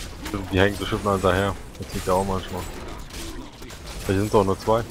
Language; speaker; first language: German; native; German